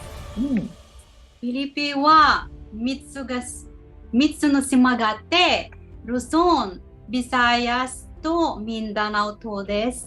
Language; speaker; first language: Japanese; non-native, local second language; Filipino